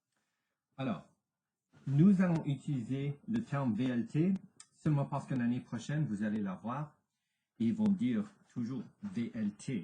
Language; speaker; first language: French; non-native, local second language; English